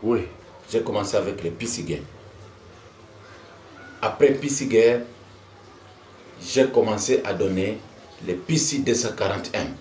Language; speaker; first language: French; non-native, local second language; Swahili